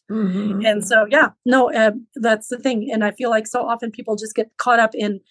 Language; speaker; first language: English; early bilingual, other home language; Low German